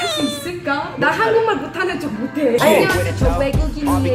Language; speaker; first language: Korean; non-native, fluent; Arabic